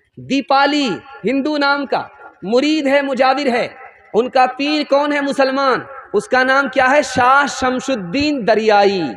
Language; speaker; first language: Urdu; non-native, local second language; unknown